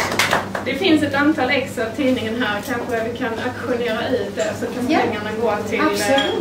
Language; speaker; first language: Swedish; native; Swedish